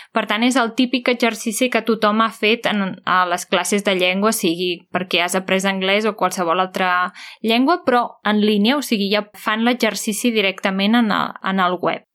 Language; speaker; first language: Catalan; native; Catalan